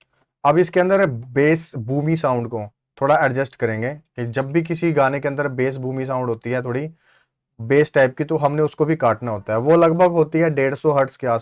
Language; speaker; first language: Hindi; native; Hindi